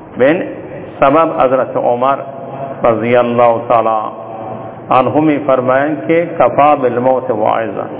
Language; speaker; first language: Persian; non-native, local second language; Baluchi